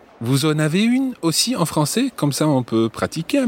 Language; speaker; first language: French; non-native, fluent; English